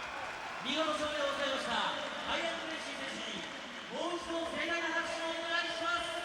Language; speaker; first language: Japanese; native; Japanese